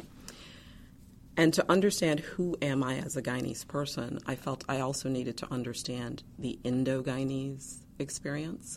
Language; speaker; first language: English; early bilingual, other home language; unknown